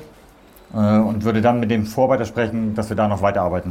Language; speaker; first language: German; native; German